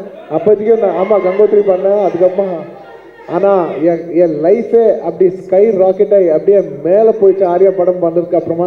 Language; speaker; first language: Tamil; non-native, fluent; Telugu